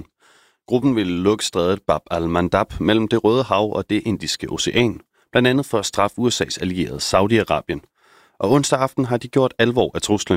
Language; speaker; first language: Danish; native; Danish